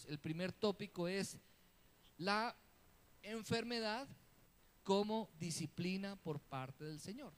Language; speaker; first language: Spanish; native; Spanish